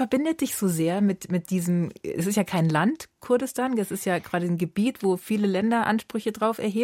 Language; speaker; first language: German; native; German